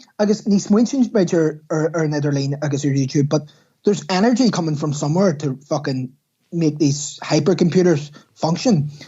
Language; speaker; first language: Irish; non-native, local second language; English